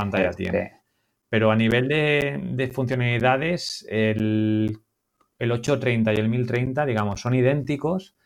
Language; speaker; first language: Spanish; native; Spanish